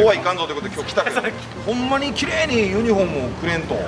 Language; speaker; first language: Japanese; native; Japanese